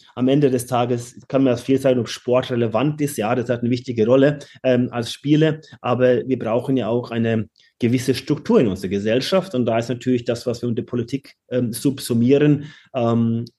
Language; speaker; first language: German; non-native, fluent; Norwegian